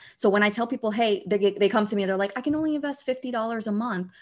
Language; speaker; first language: English; early bilingual, other home language; Portuguese